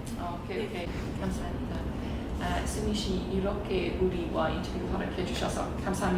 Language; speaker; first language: Korean; non-native, learner; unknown